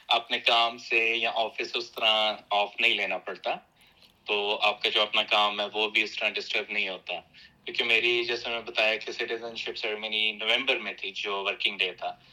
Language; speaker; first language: Urdu; native; Urdu